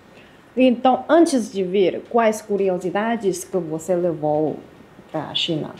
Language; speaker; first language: Portuguese; non-native, fluent; Chinese